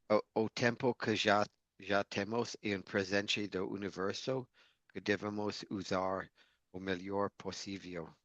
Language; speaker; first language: Portuguese; non-native, learner; English